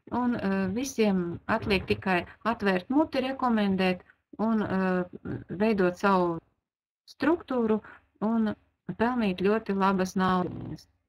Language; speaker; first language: Latvian; non-native, local second language; Russian